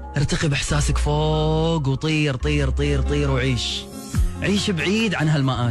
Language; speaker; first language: Arabic; native; Arabic